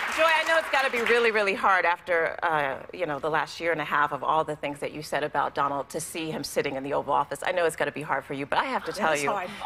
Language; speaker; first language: English; native; English